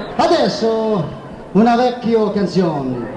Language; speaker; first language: Italian; non-native, learner; English